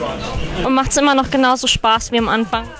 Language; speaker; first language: German; native; German